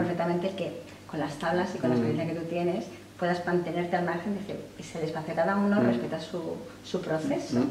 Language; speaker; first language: Spanish; native; Spanish